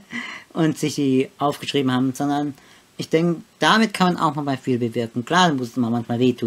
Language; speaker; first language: German; native; German